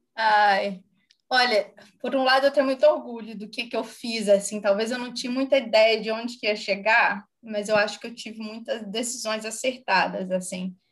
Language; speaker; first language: Portuguese; native; Portuguese